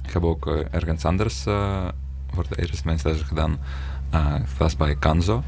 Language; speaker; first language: Dutch; non-native, fluent; Ukrainian